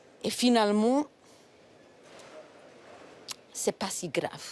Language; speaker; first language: French; non-native, fluent; Macedonian